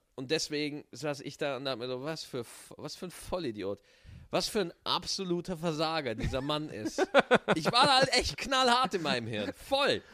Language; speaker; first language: German; native; German